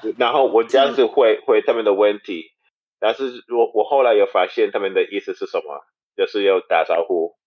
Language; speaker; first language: Chinese; non-native, learner; English